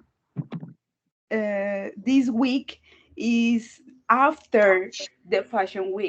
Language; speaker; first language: English; non-native, learner; Spanish